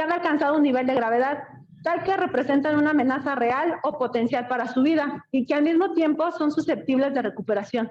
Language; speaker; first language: Spanish; native; Spanish